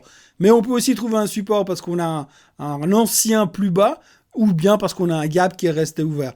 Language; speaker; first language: French; native; French